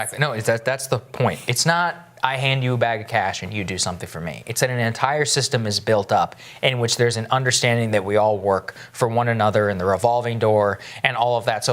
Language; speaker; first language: English; native; English